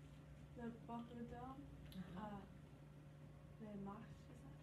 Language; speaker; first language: French; non-native, learner; English